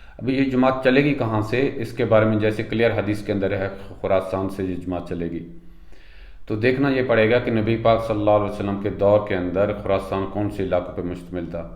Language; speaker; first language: Urdu; non-native, local second language; Baluchi